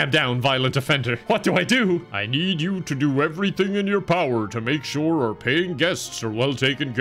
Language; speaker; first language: English; native; English